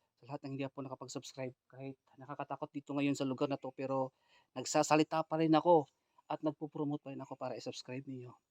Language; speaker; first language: Filipino; non-native, local second language; Cebuano